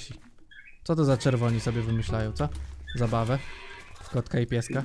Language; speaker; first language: Polish; native; Polish